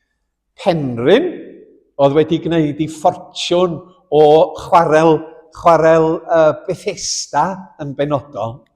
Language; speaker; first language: Welsh; native; Welsh